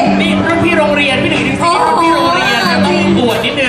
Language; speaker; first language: Thai; native; Thai